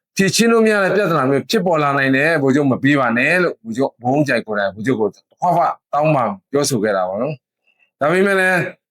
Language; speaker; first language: Burmese; non-native, local second language; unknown